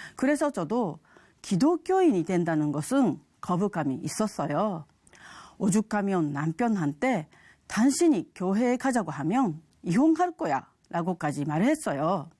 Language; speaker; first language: Korean; non-native, fluent; Japanese